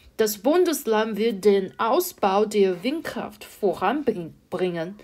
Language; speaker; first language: German; non-native, fluent; Chinese